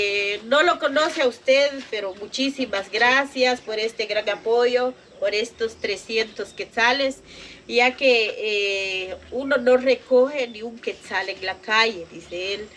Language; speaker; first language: Spanish; non-native, local second language; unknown